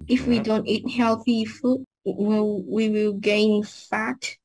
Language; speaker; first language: English; non-native, learner; Vietnamese